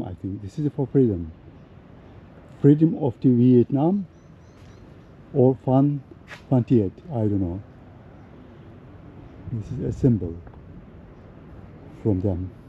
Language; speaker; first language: English; non-native, learner; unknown